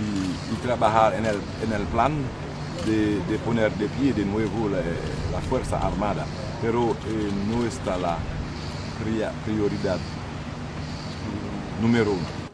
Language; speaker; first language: Spanish; non-native, learner; Haitian Creole